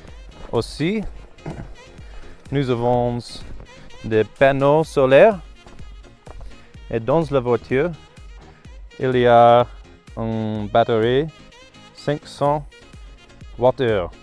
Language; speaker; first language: French; non-native, learner; English